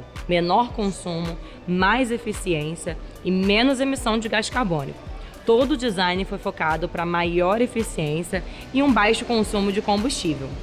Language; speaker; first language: Portuguese; native; Portuguese